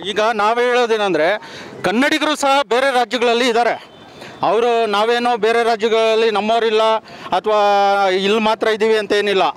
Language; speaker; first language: Kannada; native; Kannada